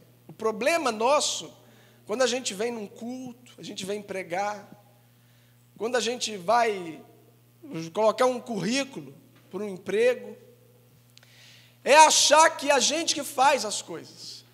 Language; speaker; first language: Portuguese; native; Portuguese